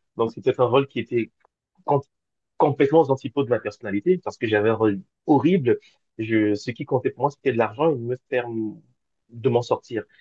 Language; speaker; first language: French; native; French